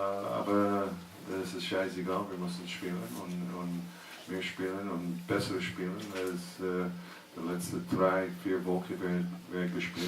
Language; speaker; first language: German; non-native, learner; English